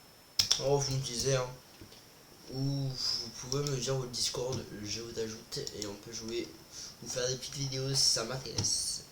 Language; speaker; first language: French; native; French